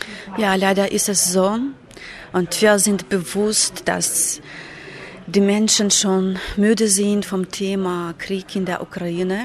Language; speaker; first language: German; non-native, fluent; Ukrainian